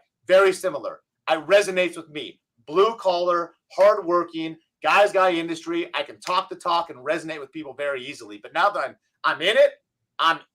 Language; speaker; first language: English; native; English